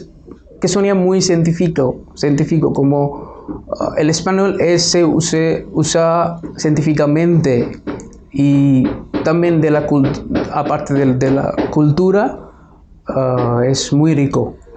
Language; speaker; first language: Spanish; non-native, fluent; Bangla